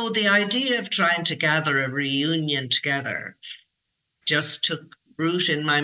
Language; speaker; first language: English; native; English